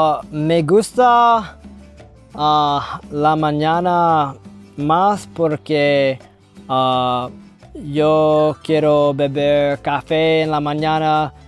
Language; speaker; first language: Spanish; non-native, learner; English